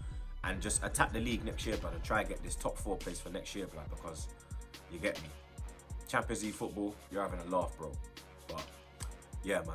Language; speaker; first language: English; native; English